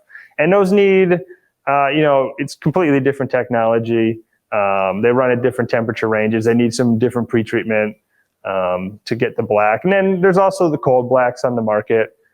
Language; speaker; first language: English; native; English